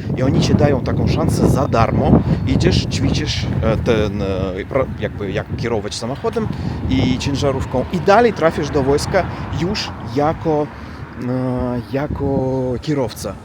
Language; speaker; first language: Polish; non-native, learner; Russian